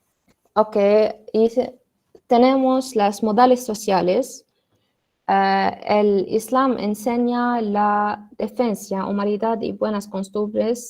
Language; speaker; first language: Spanish; non-native, learner; Arabic